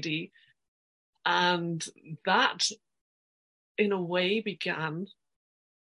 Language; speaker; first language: English; native; English